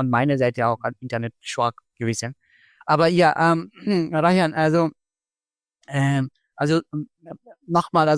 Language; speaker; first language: German; non-native, fluent; Bangla